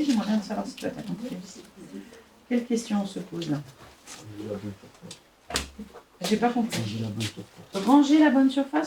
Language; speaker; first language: French; native; French